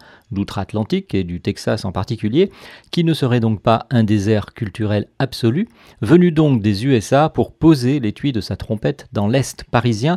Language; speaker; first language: French; native; French